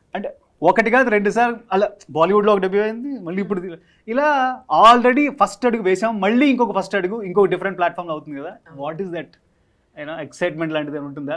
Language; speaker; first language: Telugu; native; Telugu